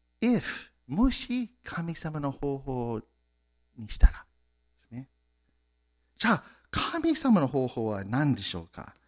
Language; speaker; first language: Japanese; non-native, fluent; English